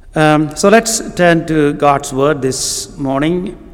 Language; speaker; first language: English; non-native, local second language; Malayalam